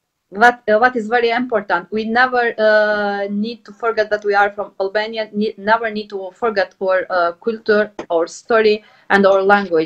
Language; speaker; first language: English; non-native, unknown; Albanian